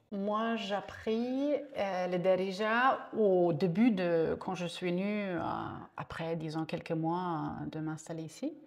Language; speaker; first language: French; non-native, fluent; German